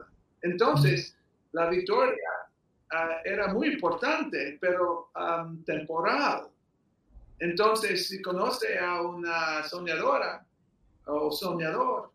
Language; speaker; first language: Spanish; early bilingual, heritage; English